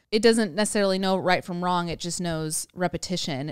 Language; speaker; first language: English; native; English